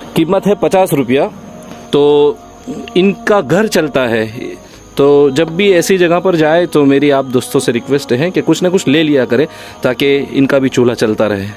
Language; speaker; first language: Hindi; non-native, local second language; Gujarati